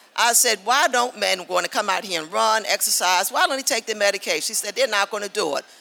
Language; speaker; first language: English; native; English